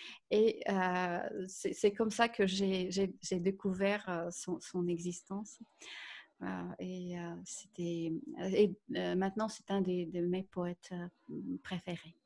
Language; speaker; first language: French; non-native, fluent; Russian